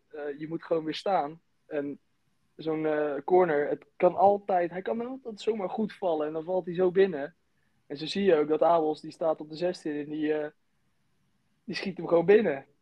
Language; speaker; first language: Dutch; native; Dutch